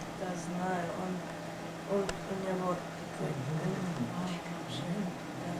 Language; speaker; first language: Russian; non-native, learner; English